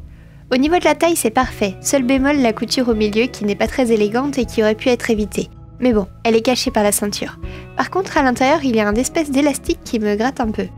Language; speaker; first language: French; native; French